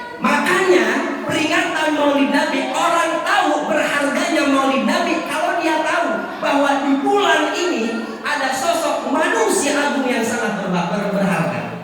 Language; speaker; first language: Indonesian; non-native, local second language; Sundanese